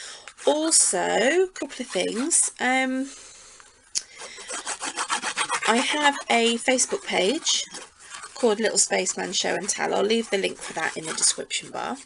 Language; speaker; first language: English; native; English